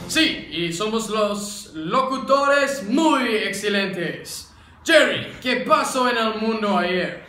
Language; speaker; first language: Spanish; non-native, learner; English